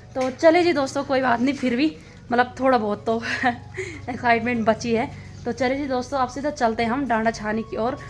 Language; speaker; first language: Hindi; non-native, local second language; Garhwali